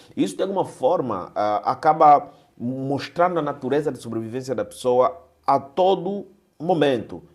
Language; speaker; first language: Portuguese; native; Portuguese